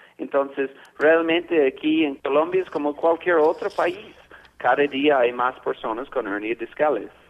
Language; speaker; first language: Spanish; non-native, fluent; English